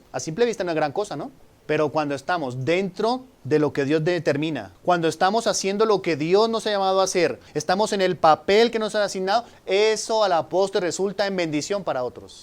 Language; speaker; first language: Spanish; native; Spanish